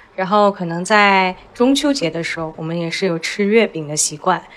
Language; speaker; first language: Chinese; native; Chinese